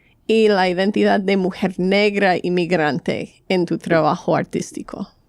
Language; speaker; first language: Spanish; non-native, fluent; English